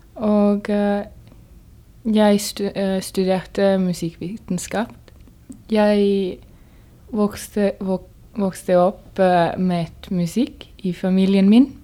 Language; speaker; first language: Norwegian; non-native, learner; German